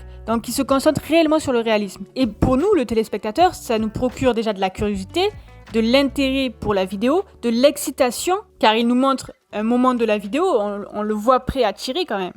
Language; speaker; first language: French; native; French